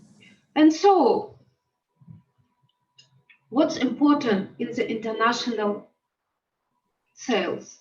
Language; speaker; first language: English; non-native, learner; Russian